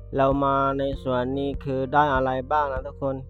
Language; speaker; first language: Thai; non-native, local second language; Pattani Malay